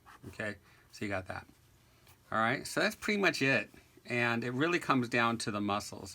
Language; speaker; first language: English; native; English